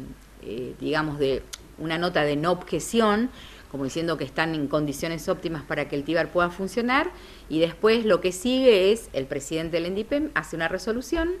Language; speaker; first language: Spanish; native; Spanish